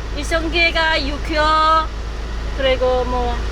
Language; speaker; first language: Korean; non-native, learner; Indonesian